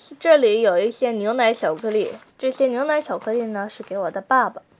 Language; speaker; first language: Chinese; early bilingual, heritage; English